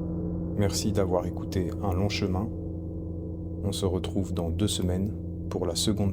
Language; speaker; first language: French; native; French